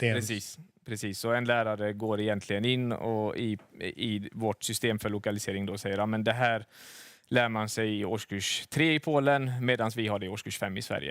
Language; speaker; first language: Swedish; native; Swedish